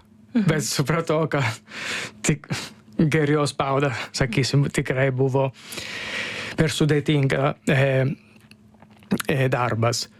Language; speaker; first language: Lithuanian; non-native, learner; Italian